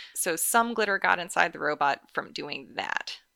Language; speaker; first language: English; native; English